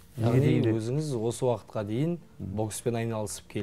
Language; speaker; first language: Kazakh; native; Kazakh